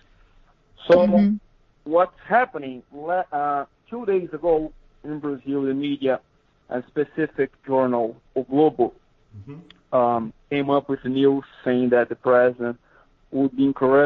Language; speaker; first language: English; non-native, fluent; Portuguese